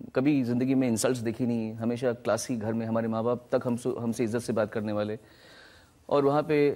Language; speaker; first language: Hindi; native; Hindi